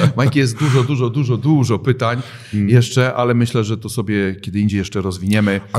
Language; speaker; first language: Polish; native; Polish